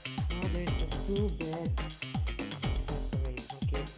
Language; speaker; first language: English; non-native, local second language; Filipino